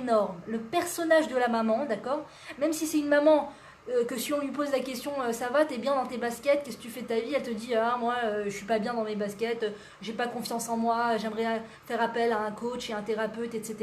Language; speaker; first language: French; native; French